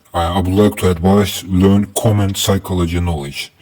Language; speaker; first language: English; non-native, learner; Azerbaijani